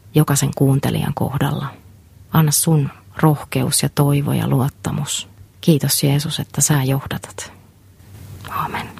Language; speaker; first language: Finnish; native; Finnish